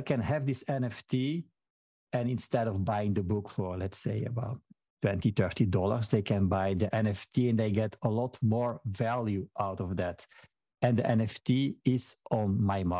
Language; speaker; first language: English; non-native, fluent; Dutch